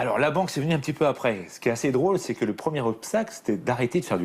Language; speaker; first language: French; native; French